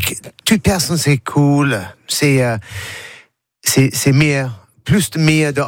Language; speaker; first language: French; non-native, learner; English